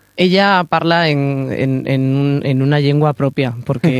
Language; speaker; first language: Catalan; non-native, learner; Spanish